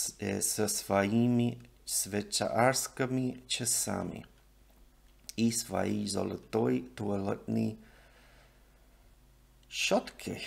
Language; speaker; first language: Russian; non-native, learner; English